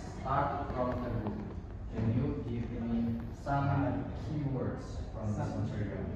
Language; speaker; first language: English; non-native, learner; Indonesian